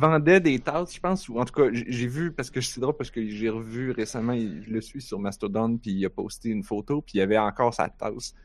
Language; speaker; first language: French; native; French